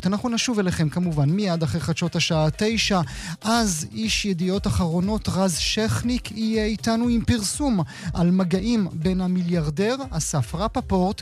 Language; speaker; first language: Hebrew; native; Hebrew